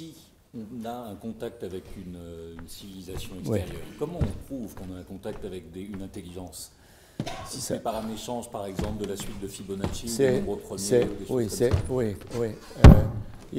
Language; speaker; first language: French; native; French